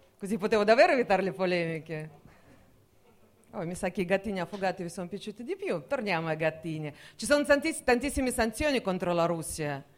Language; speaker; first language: Italian; non-native, fluent; Russian